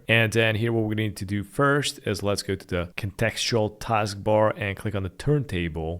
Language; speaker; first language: English; non-native, fluent; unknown